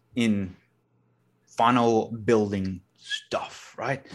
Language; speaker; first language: English; native; English